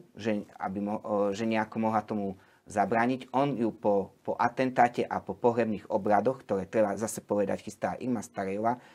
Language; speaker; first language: Slovak; native; Slovak